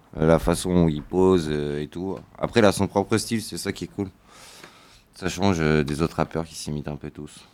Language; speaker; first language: French; native; French